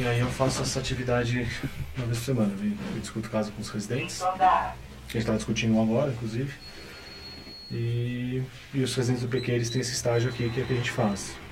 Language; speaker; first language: Portuguese; native; Portuguese